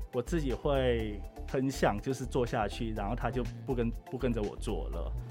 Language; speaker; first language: Chinese; non-native, fluent; Thai